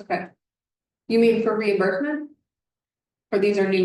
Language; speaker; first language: English; native; English